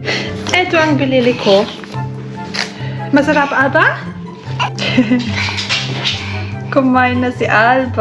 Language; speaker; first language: Filipino; non-native, learner; German